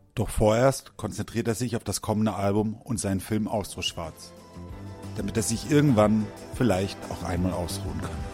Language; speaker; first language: German; native; German